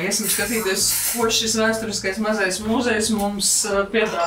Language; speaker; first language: Latvian; native; Latvian